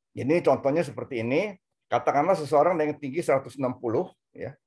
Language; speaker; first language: Indonesian; native; Indonesian